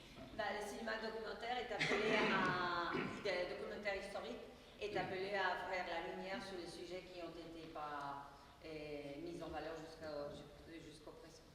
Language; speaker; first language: French; non-native, fluent; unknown